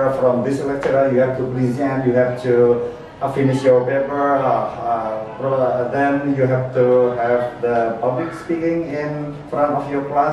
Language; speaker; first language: English; non-native, learner; Indonesian